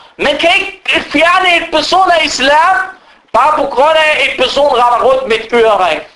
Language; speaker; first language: Danish; early bilingual, other home language; Arabic